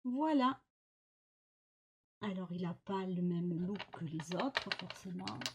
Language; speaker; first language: French; native; French